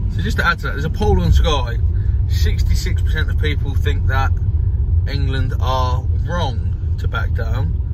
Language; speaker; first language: English; native; English